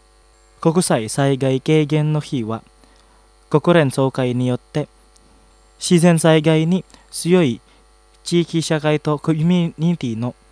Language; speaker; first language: Japanese; non-native, learner; Indonesian